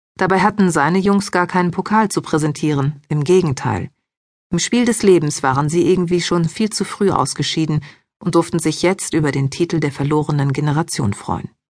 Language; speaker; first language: German; early bilingual, other home language; Greek